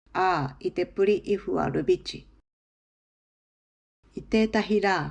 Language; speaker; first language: Māori; non-native, learner; Japanese